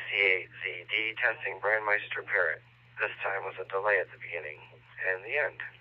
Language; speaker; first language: English; native; English